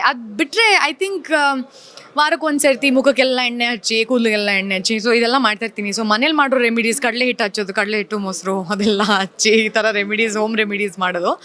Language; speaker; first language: Kannada; native; Kannada